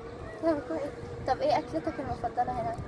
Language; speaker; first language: Arabic; native; Arabic